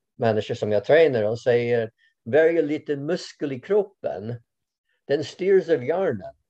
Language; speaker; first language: Swedish; non-native, fluent; English